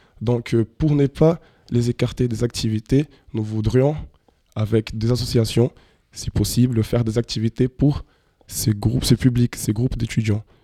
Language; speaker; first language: French; non-native, fluent; Portuguese